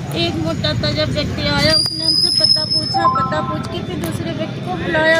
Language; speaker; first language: Hindi; native; Hindi